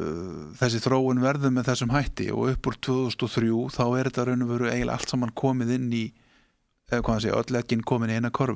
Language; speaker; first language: Icelandic; native; Icelandic